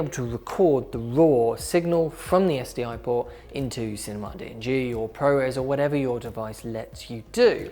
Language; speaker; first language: English; native; English